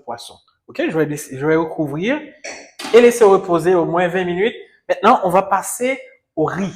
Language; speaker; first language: French; non-native, local second language; Haitian Creole